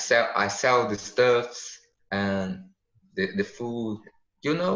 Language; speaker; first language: English; non-native, learner; Portuguese